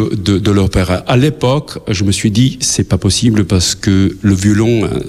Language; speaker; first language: French; non-native, fluent; Albanian